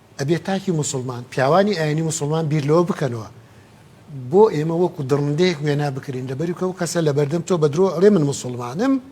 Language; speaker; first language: Central Kurdish; non-native, local second language; Gurani